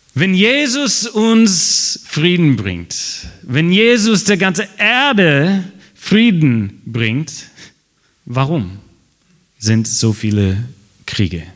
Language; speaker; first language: German; non-native, fluent; English